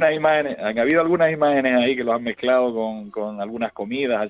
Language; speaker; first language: Spanish; native; Spanish